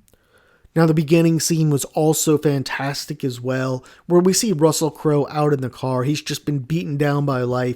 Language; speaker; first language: English; native; English